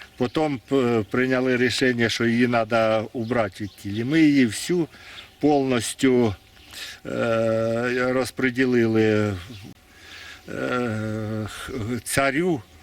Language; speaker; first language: Ukrainian; native; Ukrainian